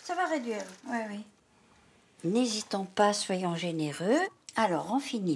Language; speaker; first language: French; native; French